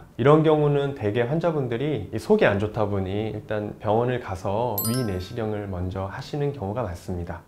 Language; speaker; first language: Korean; native; Korean